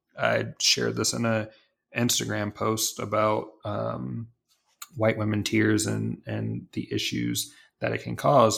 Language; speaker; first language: English; native; English